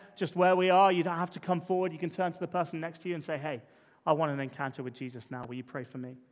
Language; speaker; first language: English; native; English